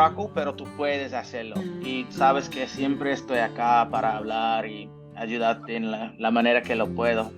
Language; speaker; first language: Spanish; non-native, learner; English